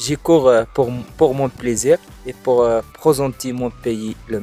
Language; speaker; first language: French; non-native, learner; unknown